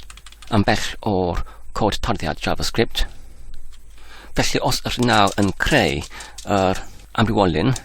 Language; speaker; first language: Welsh; non-native, learner; English